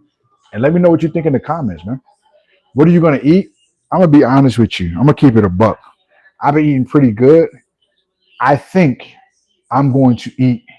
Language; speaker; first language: English; native; English